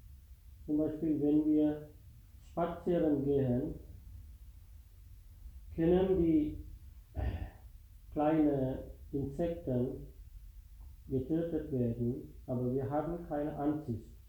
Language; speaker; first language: German; non-native, fluent; Sinhala